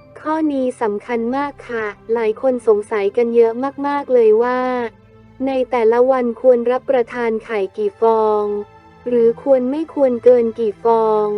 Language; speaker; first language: Thai; native; Thai